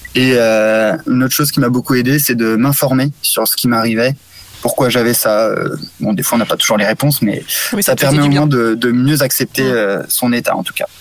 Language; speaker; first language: French; native; French